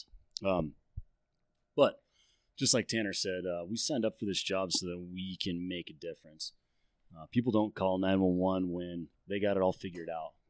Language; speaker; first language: English; native; English